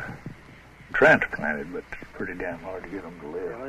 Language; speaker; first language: English; native; English